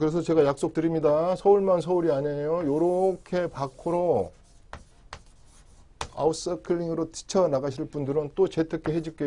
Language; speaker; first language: Korean; native; Korean